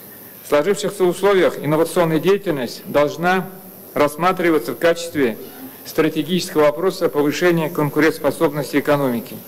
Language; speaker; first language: Russian; native; Russian